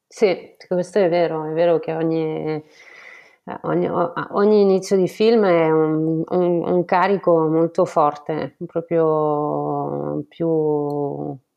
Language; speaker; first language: Italian; non-native, fluent; French